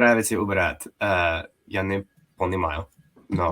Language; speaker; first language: Russian; non-native, learner; English